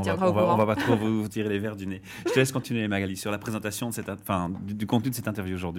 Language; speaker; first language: French; native; French